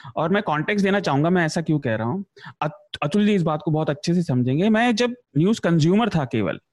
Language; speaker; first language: Hindi; native; Hindi